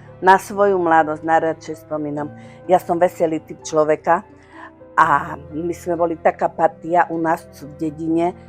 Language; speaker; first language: Slovak; native; Slovak